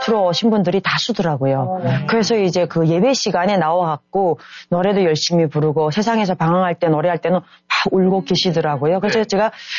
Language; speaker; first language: Korean; native; Korean